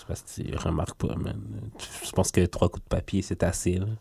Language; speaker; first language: French; native; French